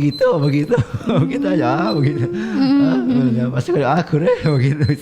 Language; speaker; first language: Indonesian; native; Indonesian